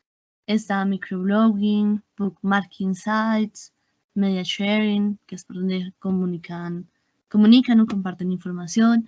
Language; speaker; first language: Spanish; native; Spanish